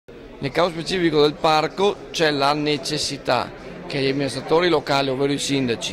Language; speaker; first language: Italian; native; Italian